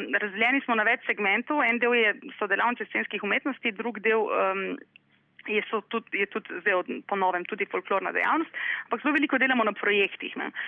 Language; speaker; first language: Slovenian; early bilingual, other home language; Bosnian